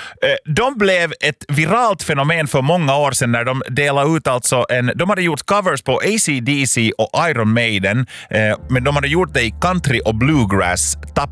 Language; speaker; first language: Swedish; native; Swedish